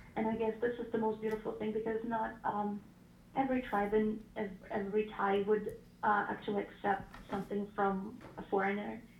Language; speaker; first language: English; non-native, fluent; Ukrainian